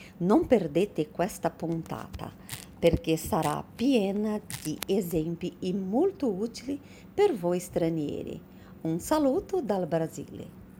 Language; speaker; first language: Italian; non-native, fluent; Portuguese